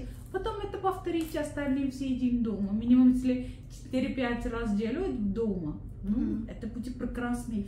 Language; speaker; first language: Russian; non-native, learner; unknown